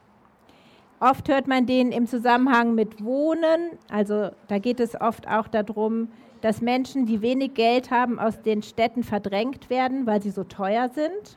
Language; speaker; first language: German; native; German